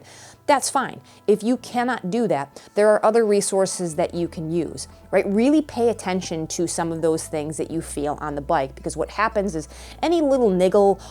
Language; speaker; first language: English; native; English